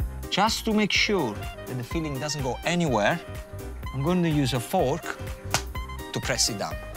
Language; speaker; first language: English; non-native, fluent; Italian